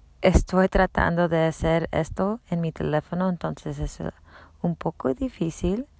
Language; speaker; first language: Spanish; non-native, learner; English